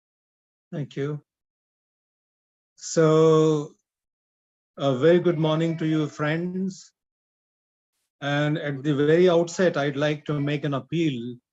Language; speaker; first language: English; non-native, local second language; Marathi